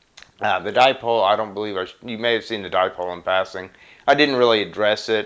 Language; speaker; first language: English; native; English